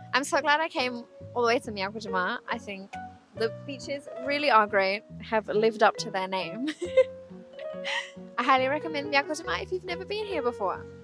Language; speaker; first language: English; early bilingual, other home language; Japanese